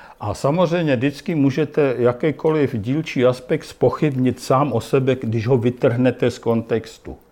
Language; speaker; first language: Czech; native; Czech